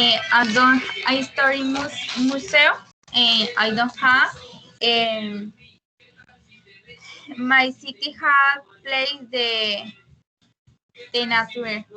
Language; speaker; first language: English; non-native, learner; Spanish